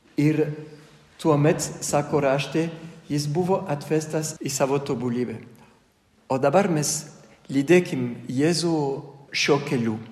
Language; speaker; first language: Lithuanian; non-native, fluent; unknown